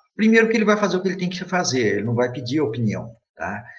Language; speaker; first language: Portuguese; native; Portuguese